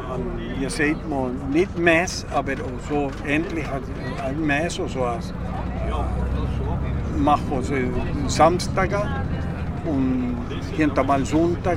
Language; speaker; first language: German; non-native, learner; Spanish